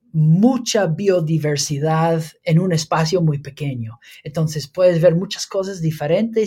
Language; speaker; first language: Spanish; non-native, fluent; English